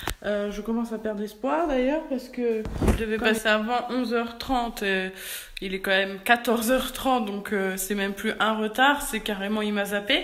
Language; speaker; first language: French; native; French